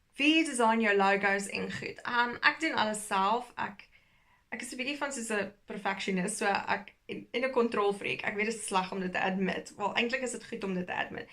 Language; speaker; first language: Afrikaans; early bilingual, heritage; Afrikaans